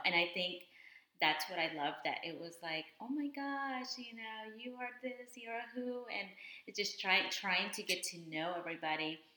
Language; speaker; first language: English; early bilingual, other home language; Spanish